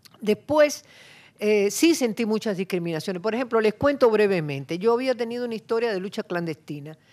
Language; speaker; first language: Spanish; native; Spanish